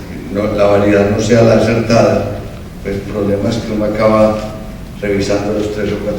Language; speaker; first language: Spanish; native; Spanish